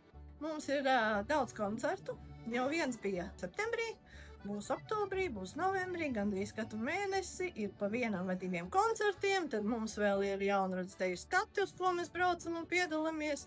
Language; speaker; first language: Latvian; native; Latvian